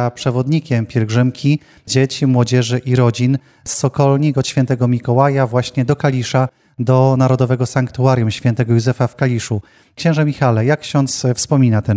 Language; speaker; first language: Polish; native; Polish